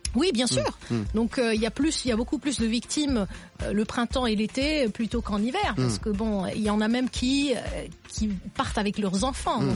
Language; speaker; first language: French; non-native, local second language; Arabic